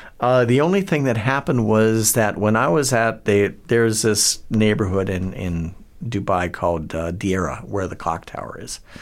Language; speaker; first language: English; native; English